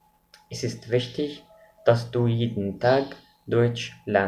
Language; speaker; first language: German; non-native, fluent; Arabic